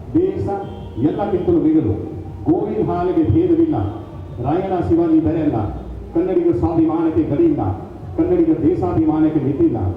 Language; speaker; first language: Kannada; non-native, local second language; Hindi